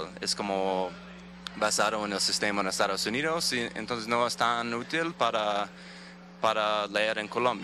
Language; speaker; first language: Spanish; non-native, fluent; English